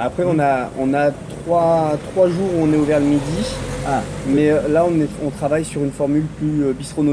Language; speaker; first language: French; native; French